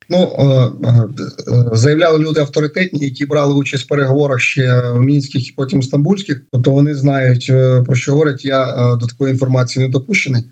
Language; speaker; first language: Ukrainian; native; Ukrainian